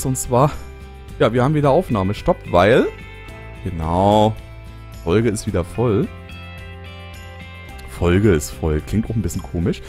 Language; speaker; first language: German; native; German